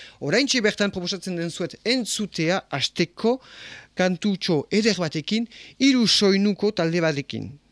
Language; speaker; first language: Basque; early bilingual, heritage; Basque